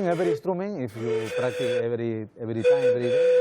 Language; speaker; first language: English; non-native, learner; Spanish